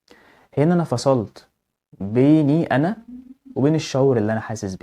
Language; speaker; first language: Arabic; native; Arabic